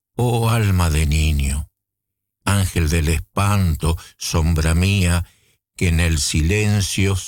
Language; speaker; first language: Spanish; native; Spanish